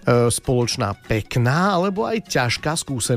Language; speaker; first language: Slovak; native; Slovak